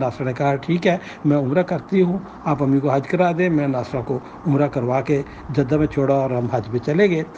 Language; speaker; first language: Urdu; non-native, local second language; Punjabi